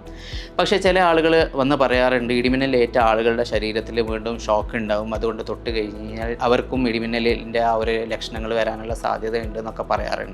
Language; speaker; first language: Malayalam; native; Malayalam